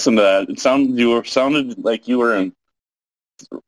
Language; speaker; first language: English; native; English